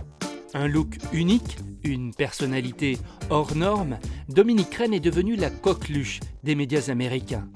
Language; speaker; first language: French; native; French